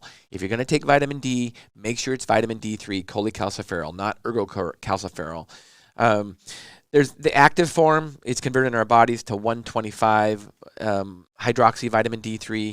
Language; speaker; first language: English; native; English